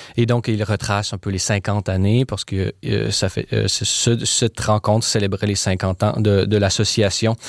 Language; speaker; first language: French; native; French